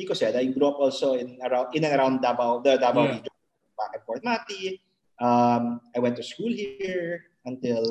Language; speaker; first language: English; non-native, local second language; Cebuano